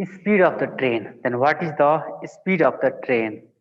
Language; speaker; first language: English; non-native, local second language; Nepali